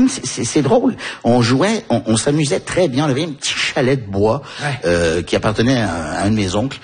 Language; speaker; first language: French; early bilingual, heritage; French